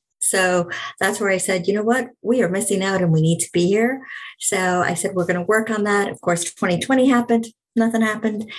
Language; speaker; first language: English; native; English